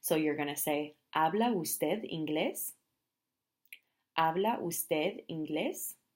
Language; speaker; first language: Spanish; non-native, fluent; English